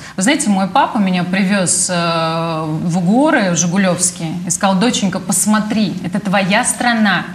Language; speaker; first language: Russian; native; Russian